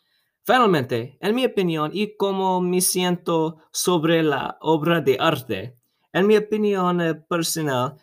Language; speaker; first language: Spanish; non-native, learner; English